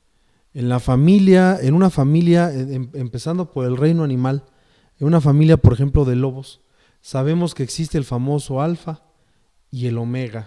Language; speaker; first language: Spanish; native; Spanish